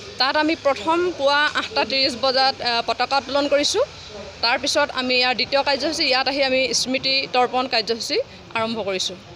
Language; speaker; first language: Assamese; native; Assamese